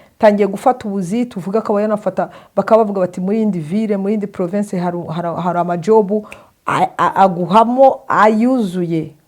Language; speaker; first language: Kinyarwanda; early bilingual, heritage; Kinyarwanda